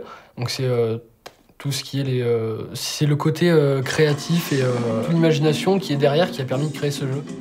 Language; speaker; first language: French; native; French